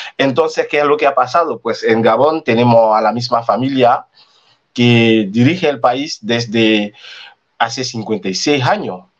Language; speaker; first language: Spanish; non-native, fluent; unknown